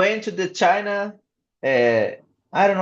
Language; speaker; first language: English; non-native, learner; Portuguese